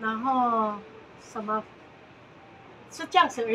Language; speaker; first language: Chinese; non-native, learner; Filipino